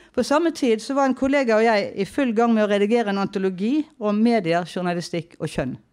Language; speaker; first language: Norwegian; native; Norwegian